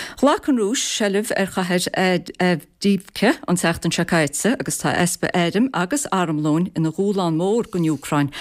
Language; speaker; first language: Irish; native; Irish